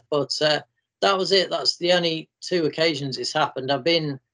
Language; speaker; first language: English; native; English